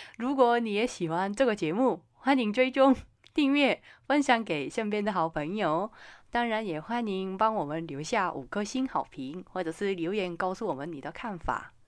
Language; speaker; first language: Chinese; non-native, fluent; Korean